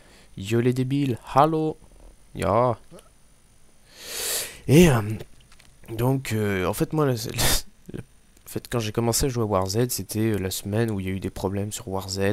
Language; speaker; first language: French; native; French